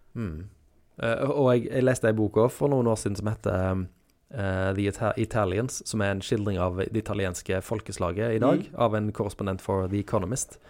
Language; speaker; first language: Norwegian; native; Norwegian